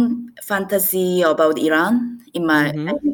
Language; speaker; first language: English; non-native, learner; Korean